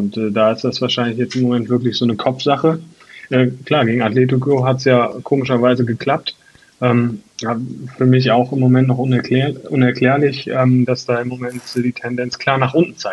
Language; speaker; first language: German; native; German